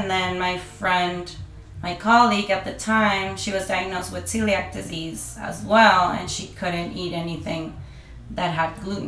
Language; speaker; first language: English; non-native, fluent; Spanish